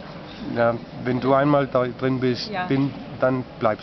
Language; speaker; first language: German; non-native, fluent; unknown